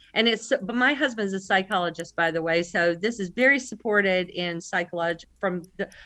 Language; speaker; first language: English; native; English